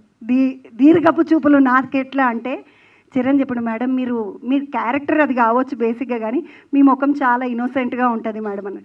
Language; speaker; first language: Telugu; native; Telugu